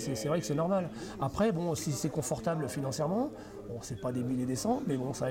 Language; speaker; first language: French; native; French